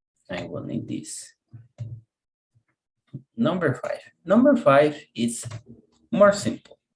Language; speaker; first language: English; non-native, fluent; Spanish